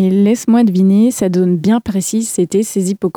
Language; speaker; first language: French; native; French